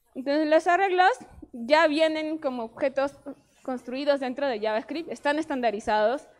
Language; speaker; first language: Spanish; native; Spanish